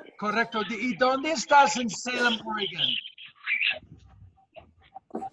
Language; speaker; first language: Spanish; non-native, fluent; English